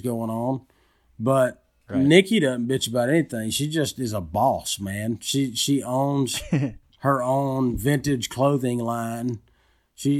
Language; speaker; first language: English; native; English